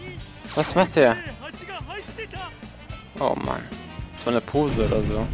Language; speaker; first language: German; native; German